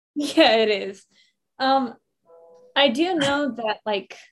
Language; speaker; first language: English; non-native, fluent; Persian